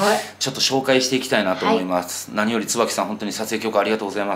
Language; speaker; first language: Japanese; native; Japanese